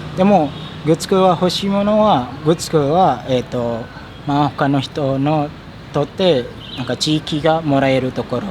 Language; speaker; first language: Japanese; non-native, fluent; Indonesian